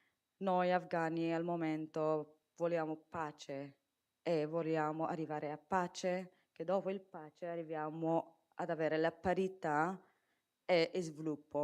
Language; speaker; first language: Italian; non-native, fluent; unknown